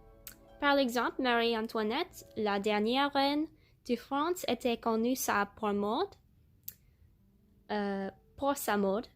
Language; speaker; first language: French; non-native, learner; English